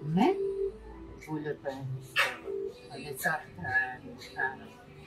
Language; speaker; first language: French; non-native, learner; Spanish